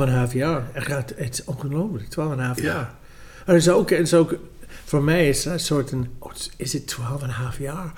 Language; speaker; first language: Dutch; non-native, fluent; English